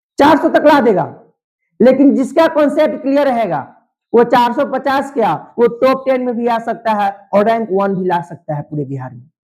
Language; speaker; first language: Hindi; native; Hindi